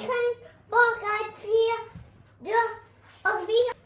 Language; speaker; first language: Swedish; early bilingual, other home language; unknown